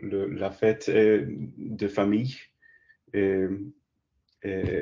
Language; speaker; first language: French; non-native, learner; English